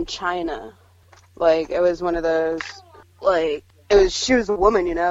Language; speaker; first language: English; native; English